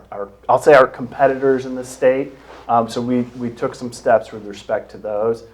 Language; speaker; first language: English; native; English